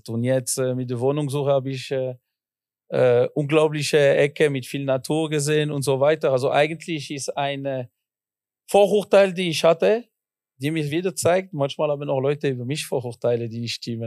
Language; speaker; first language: German; non-native, local second language; French